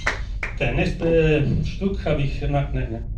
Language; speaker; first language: German; non-native, fluent; Italian